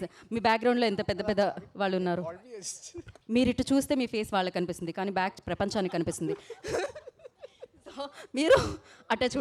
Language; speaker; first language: Telugu; native; Telugu